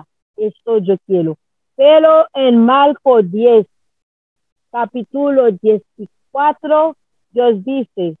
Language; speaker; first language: Spanish; non-native, learner; Haitian Creole